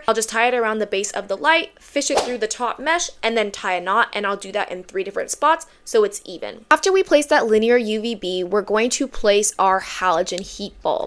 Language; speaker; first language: English; native; English